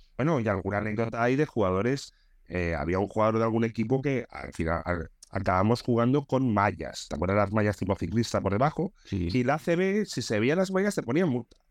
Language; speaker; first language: Spanish; native; Spanish